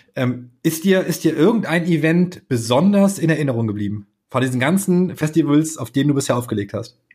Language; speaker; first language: German; native; German